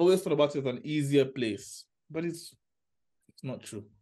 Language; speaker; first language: English; non-native, local second language; Yoruba